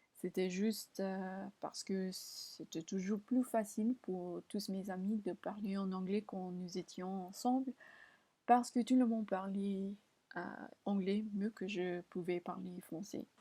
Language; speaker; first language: French; non-native, learner; English